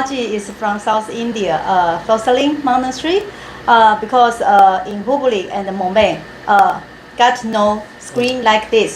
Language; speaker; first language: English; non-native, learner; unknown